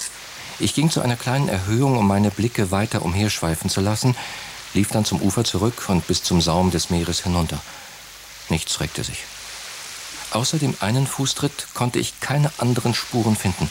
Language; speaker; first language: German; native; German